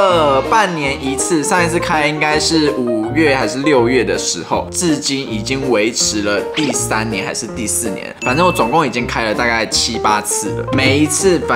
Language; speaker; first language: Chinese; native; Chinese